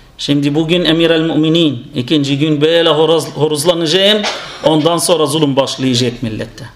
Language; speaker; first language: Turkish; non-native, fluent; Arabic